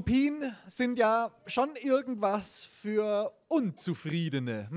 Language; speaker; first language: German; native; German